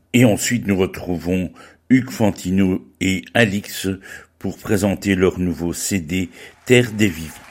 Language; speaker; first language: French; native; French